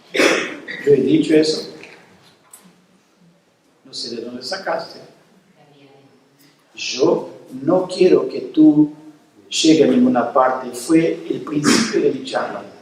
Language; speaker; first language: Spanish; non-native, fluent; Portuguese